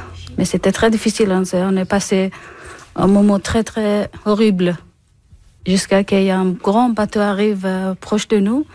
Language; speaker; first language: French; non-native, learner; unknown